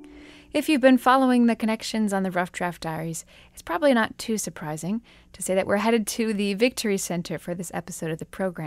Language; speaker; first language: English; native; English